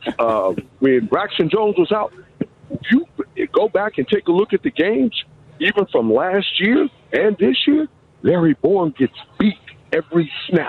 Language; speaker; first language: English; native; English